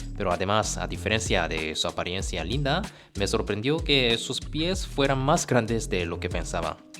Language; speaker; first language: Spanish; non-native, fluent; Korean